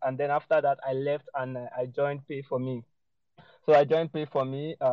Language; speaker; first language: English; non-native, local second language; Igbo